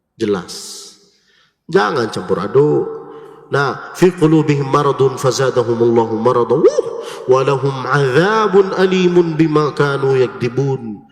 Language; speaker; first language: Malay; non-native, fluent; Arabic